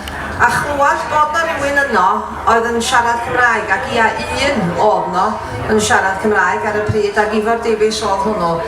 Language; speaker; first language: Welsh; native; Welsh